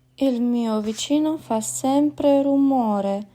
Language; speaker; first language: Italian; non-native, fluent; Ukrainian